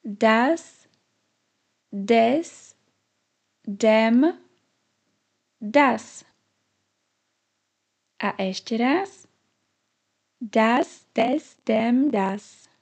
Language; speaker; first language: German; non-native, fluent; Slovak